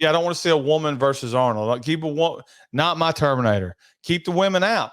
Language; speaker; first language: English; native; English